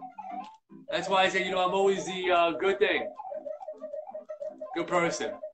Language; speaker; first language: English; native; English